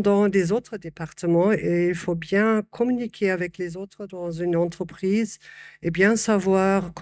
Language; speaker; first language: French; non-native, fluent; German